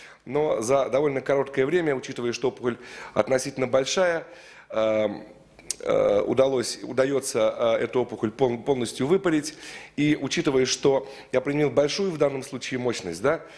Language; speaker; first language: Russian; native; Russian